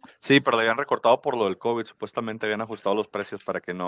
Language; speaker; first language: Spanish; native; Spanish